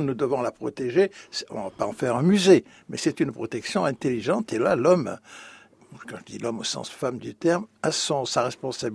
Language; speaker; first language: French; native; French